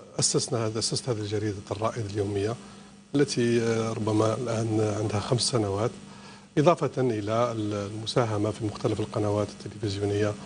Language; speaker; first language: Arabic; native; Arabic